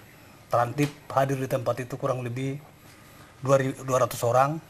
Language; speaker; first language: Indonesian; native; Indonesian